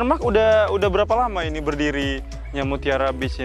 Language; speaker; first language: Indonesian; native; Indonesian